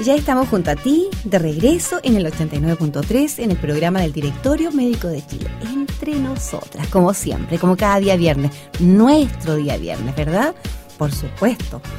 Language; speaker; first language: Spanish; native; Spanish